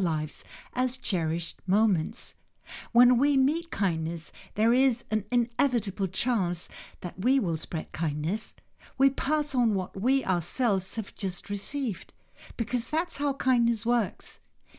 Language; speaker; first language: English; non-native, fluent; Danish